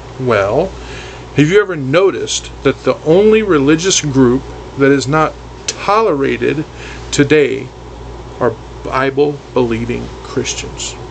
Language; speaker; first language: English; native; English